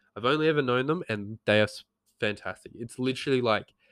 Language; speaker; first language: English; native; English